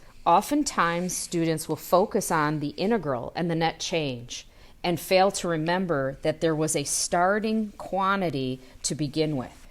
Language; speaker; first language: English; native; English